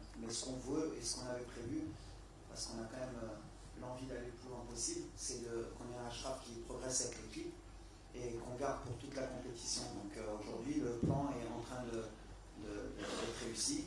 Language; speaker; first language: French; native; French